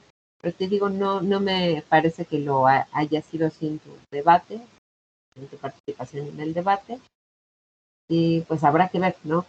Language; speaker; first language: Spanish; native; Spanish